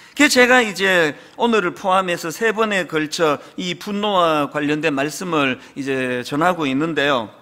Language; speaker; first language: Korean; native; Korean